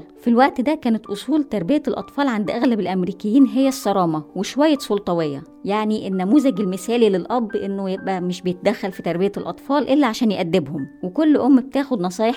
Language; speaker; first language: Arabic; native; Arabic